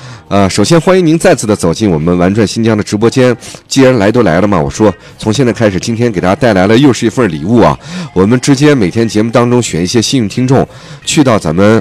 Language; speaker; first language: Chinese; native; Chinese